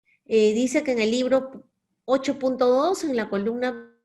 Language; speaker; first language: Spanish; native; Spanish